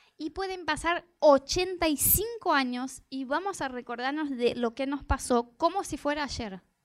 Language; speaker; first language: Spanish; non-native, fluent; Portuguese